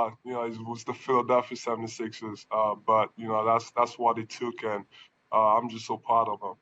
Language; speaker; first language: English; non-native, local second language; French